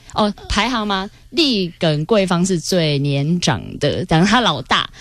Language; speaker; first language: Chinese; native; Chinese